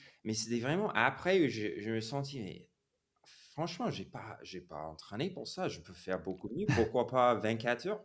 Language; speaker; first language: French; non-native, fluent; English